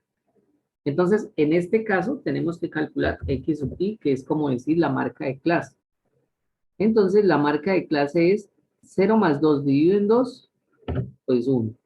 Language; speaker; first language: Spanish; native; Spanish